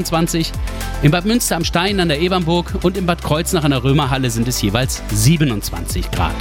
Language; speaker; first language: German; native; German